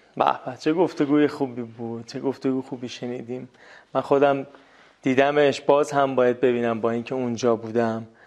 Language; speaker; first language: Persian; native; Persian